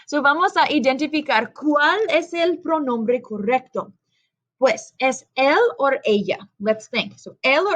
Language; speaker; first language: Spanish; non-native, fluent; English